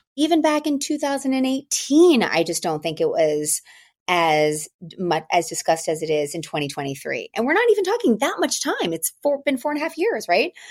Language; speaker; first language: English; native; English